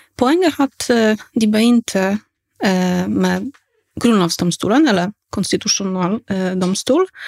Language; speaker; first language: Norwegian; non-native, fluent; Polish